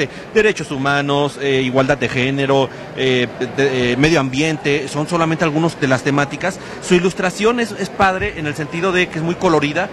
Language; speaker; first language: Spanish; native; Spanish